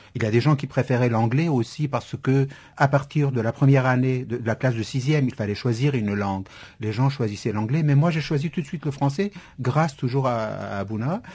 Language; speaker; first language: French; non-native, fluent; Kurdish